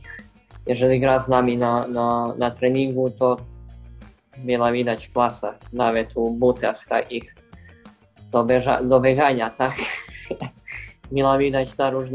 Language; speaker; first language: Polish; non-native, learner; Serbian